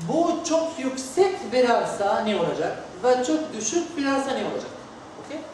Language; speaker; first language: Turkish; non-native, learner; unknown